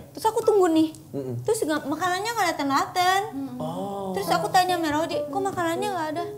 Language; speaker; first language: Indonesian; non-native, fluent; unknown